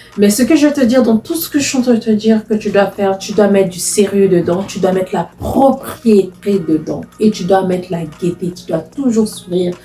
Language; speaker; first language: French; non-native, local second language; Lingala